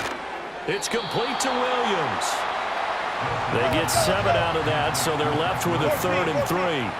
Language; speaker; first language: English; native; English